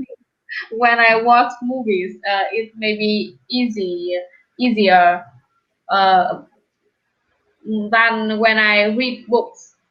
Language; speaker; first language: English; non-native, learner; Vietnamese